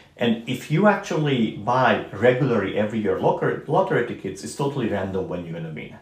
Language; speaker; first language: English; non-native, fluent; Romanian